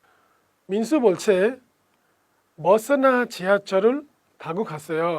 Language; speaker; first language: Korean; non-native, fluent; Bangla